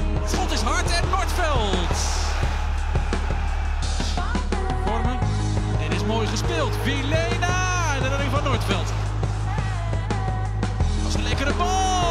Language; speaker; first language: Dutch; native; Dutch